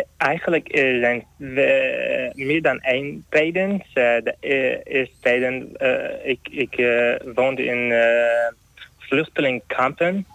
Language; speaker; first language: Dutch; non-native, learner; Arabic